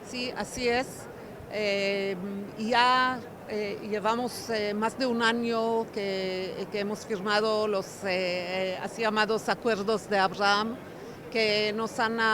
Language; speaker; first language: Spanish; non-native, fluent; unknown